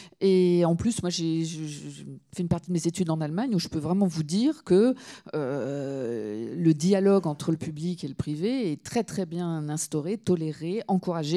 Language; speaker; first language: French; native; French